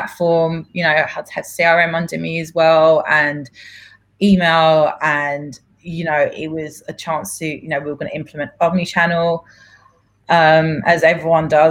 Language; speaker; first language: English; non-native, local second language; Greek